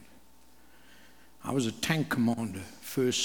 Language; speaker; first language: English; native; English